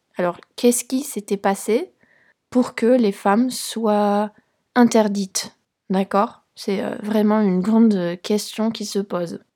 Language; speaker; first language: French; non-native, fluent; Polish